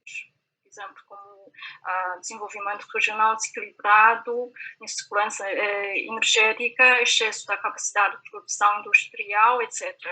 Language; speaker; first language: Portuguese; non-native, fluent; Chinese